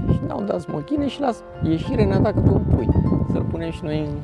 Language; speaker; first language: Romanian; native; Romanian